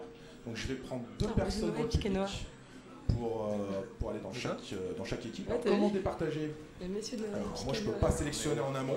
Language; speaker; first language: French; native; French